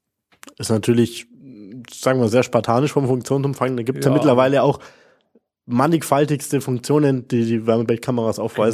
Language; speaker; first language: German; native; German